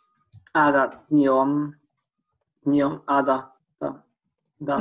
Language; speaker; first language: Russian; non-native, learner; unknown